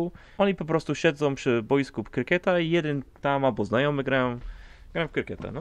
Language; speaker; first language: Polish; non-native, fluent; English